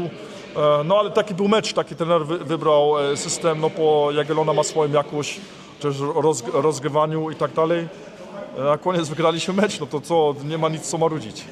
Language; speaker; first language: Polish; early bilingual, heritage; Polish